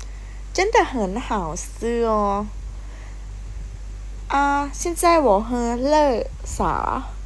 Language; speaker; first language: Chinese; non-native, learner; Lao